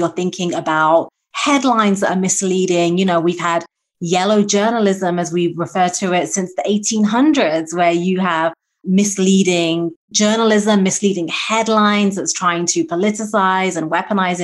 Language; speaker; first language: English; native; English